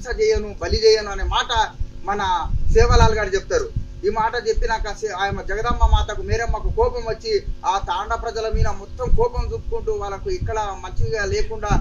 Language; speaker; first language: Telugu; non-native, local second language; Lambadi